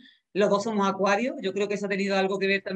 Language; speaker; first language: Spanish; native; Spanish